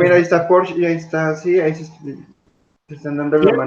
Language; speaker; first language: Spanish; native; Spanish